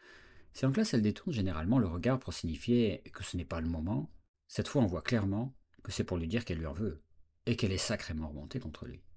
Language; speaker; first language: French; native; French